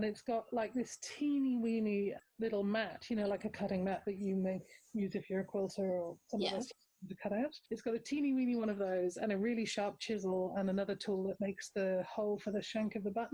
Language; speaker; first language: English; native; English